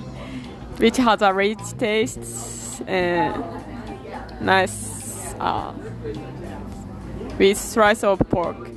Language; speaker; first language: English; non-native, learner; Japanese